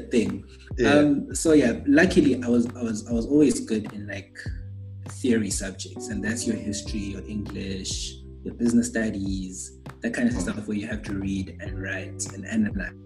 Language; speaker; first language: English; non-native, local second language; North Ndebele